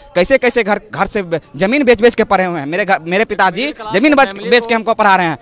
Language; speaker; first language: Hindi; native; Hindi